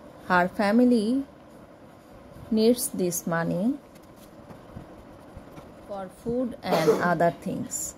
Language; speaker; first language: English; non-native, local second language; Bangla